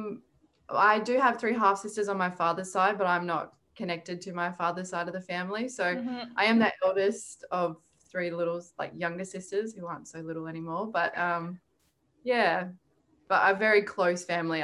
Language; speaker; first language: English; native; English